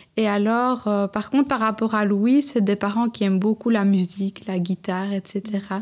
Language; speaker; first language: French; native; French